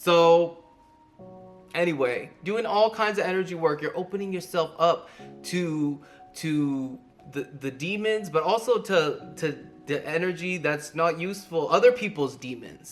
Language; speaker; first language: English; native; English